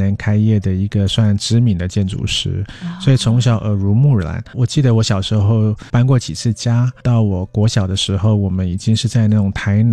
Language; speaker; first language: Chinese; native; Chinese